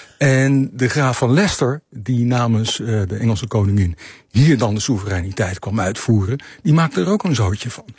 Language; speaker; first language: Dutch; native; Dutch